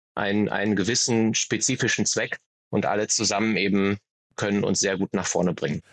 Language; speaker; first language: German; native; German